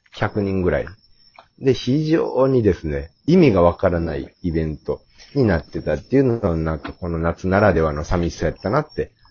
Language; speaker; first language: Japanese; native; Japanese